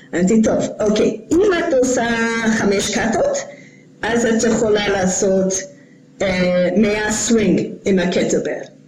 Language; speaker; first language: Hebrew; non-native, fluent; English